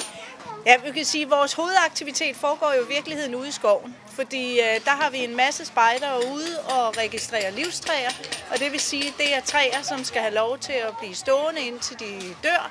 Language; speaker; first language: Danish; native; Danish